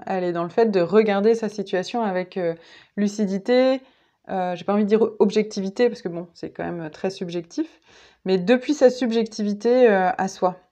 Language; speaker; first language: French; native; French